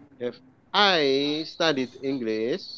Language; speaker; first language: English; non-native, learner; Indonesian